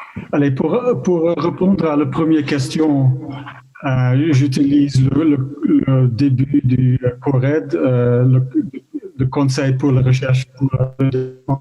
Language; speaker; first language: French; non-native, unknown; Dutch